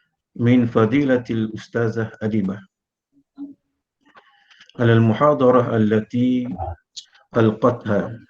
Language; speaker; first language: Arabic; non-native, fluent; Malay